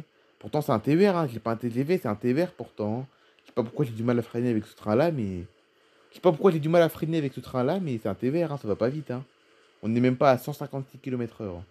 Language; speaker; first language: French; native; French